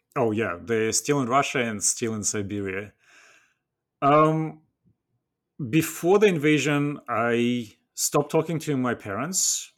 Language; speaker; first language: English; non-native, fluent; Russian